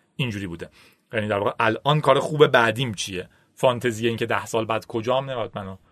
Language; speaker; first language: Persian; native; Persian